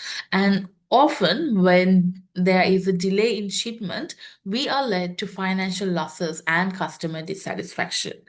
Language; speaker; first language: English; non-native, local second language; Sinhala